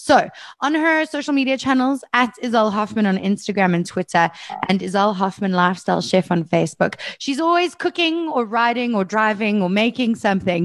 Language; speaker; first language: English; native; English